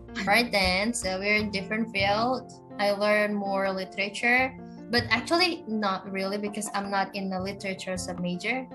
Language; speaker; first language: English; non-native, fluent; Indonesian